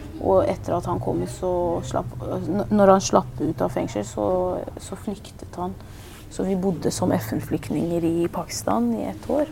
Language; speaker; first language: Norwegian; early bilingual, other home language; Persian